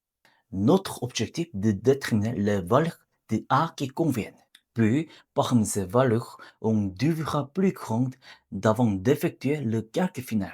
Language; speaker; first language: French; non-native, learner; Korean